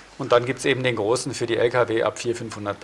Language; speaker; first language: German; native; German